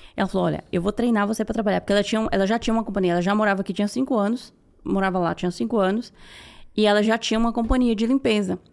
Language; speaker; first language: Portuguese; native; Portuguese